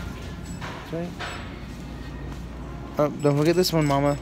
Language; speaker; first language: English; native; English